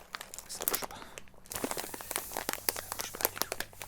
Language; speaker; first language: French; native; French